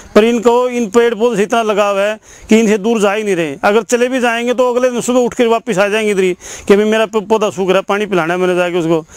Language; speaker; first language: Hindi; native; Hindi